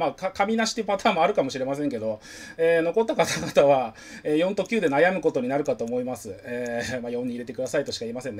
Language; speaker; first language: Japanese; native; Japanese